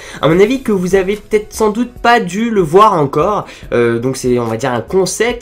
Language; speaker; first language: French; native; French